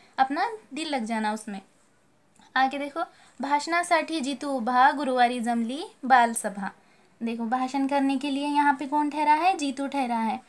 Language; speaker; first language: Urdu; native; Urdu